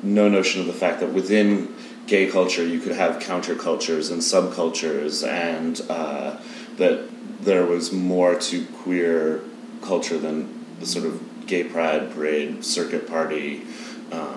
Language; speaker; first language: English; native; English